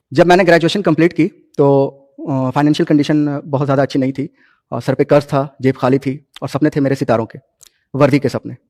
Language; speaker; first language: Hindi; native; Hindi